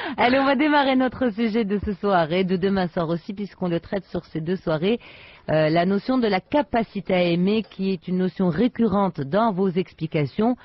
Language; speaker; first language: French; non-native, local second language; Arabic